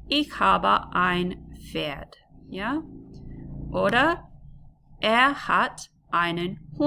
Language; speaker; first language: German; non-native, learner; English